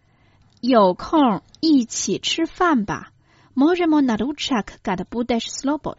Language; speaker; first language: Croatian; non-native, fluent; Chinese